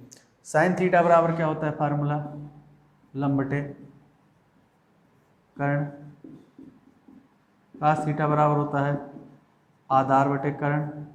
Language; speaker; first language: Hindi; native; Hindi